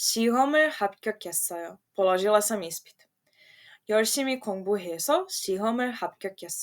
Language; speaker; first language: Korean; non-native, fluent; Serbian